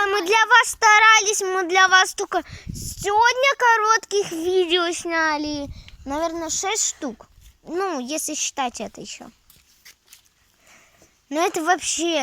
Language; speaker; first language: Russian; native; Russian